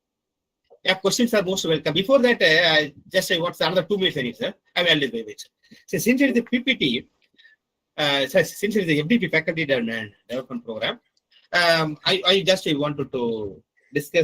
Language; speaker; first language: English; non-native, local second language; Tamil